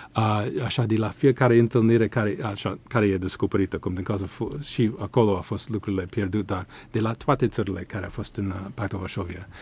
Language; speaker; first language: Romanian; non-native, fluent; English